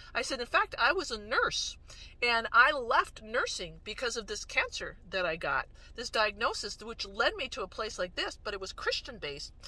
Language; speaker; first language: English; native; English